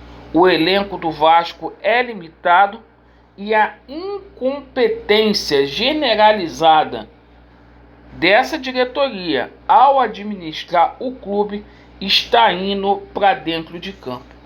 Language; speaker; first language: Portuguese; native; Portuguese